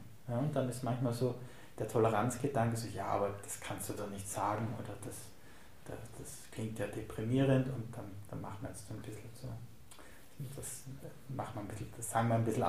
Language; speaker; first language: German; native; German